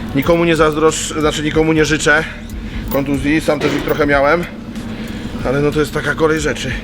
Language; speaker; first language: Polish; native; Polish